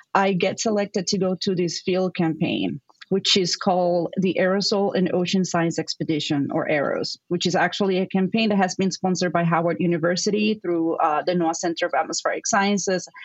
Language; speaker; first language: English; non-native, fluent; Spanish